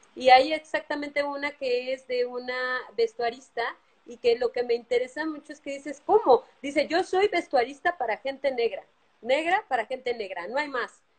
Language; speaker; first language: Spanish; native; Spanish